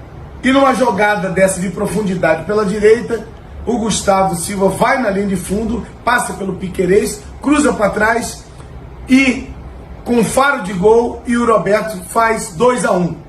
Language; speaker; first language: Portuguese; native; Portuguese